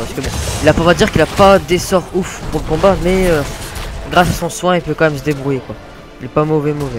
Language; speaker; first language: French; native; French